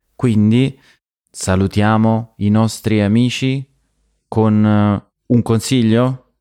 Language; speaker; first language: Italian; native; Italian